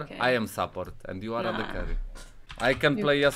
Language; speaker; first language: English; non-native, learner; Polish